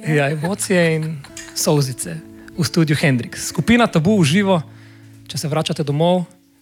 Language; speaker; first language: Slovenian; native; Slovenian